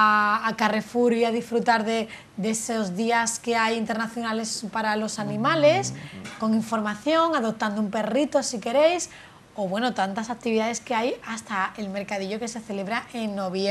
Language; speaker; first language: Spanish; native; Spanish